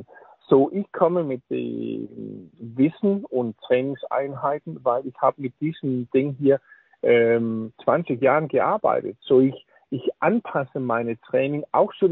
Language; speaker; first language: German; non-native, learner; Danish